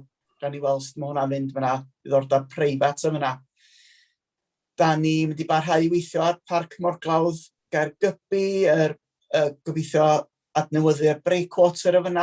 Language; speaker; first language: Welsh; native; Welsh